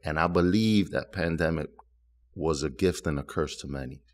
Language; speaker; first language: English; early bilingual, other home language; Spanish